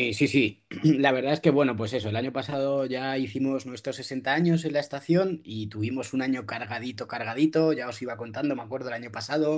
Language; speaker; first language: Spanish; native; Spanish